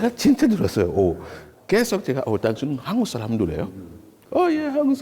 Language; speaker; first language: Korean; non-native, learner; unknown